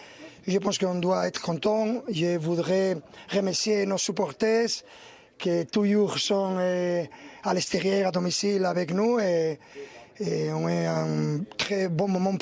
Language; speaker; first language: French; non-native, learner; Spanish